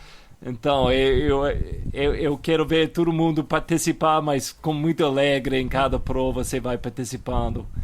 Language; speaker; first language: Portuguese; non-native, fluent; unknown